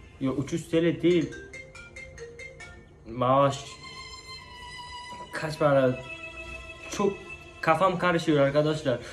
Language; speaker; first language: Turkish; non-native, learner; Uzbek